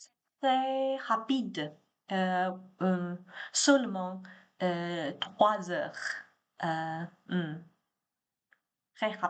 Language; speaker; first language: French; non-native, learner; Chinese